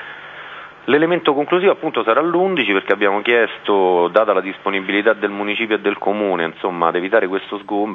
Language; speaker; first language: Italian; native; Italian